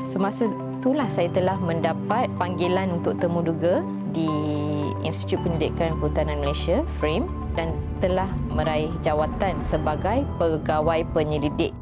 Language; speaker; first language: Malay; non-native, local second language; Tamil